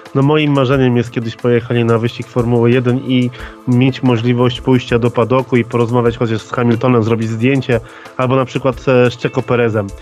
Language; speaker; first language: Polish; native; Polish